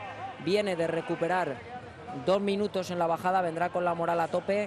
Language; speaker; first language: Spanish; native; Spanish